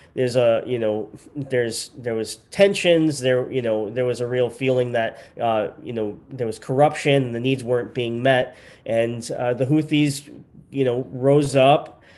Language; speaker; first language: English; native; English